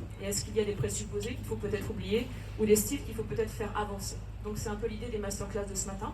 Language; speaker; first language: French; native; French